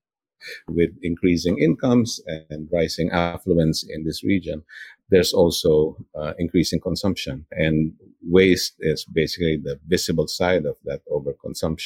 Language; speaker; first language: English; non-native, local second language; Filipino